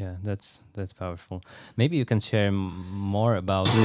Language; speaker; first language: English; non-native, fluent; Slovak